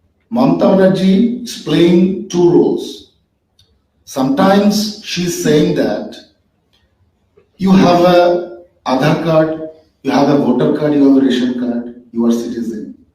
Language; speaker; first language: English; non-native, local second language; Bangla